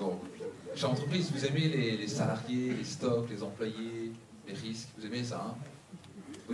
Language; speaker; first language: French; native; French